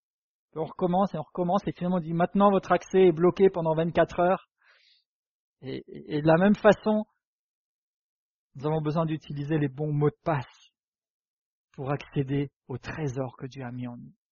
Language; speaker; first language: French; native; French